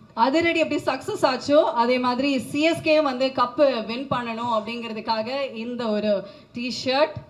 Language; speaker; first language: Tamil; native; Tamil